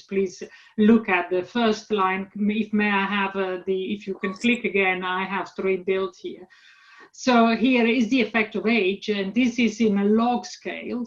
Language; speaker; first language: English; non-native, fluent; Italian